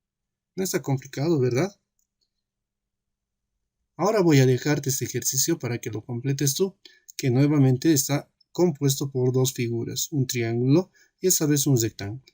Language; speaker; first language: Spanish; native; Spanish